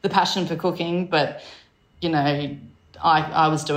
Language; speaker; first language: English; native; English